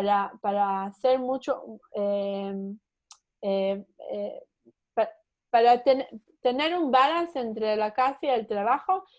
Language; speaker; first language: Spanish; early bilingual, heritage; Spanish